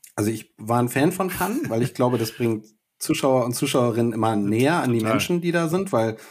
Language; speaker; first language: German; native; German